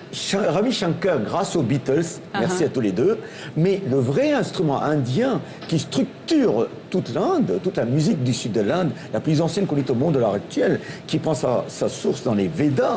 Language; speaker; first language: French; non-native, local second language; Tamil